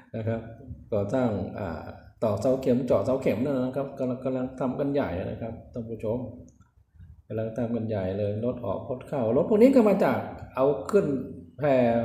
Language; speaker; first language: Thai; non-native, local second language; Northeastern Thai